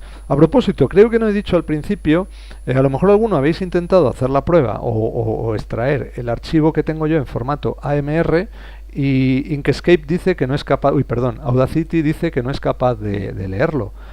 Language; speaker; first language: Spanish; native; Spanish